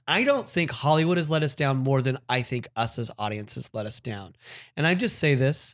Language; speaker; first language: English; native; English